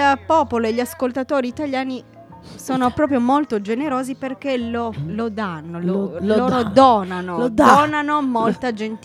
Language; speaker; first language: Italian; native; Italian